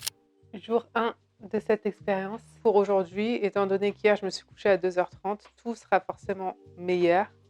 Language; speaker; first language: French; native; French